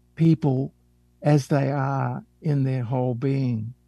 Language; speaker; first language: English; native; English